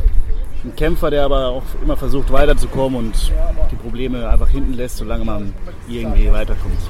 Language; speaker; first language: German; native; German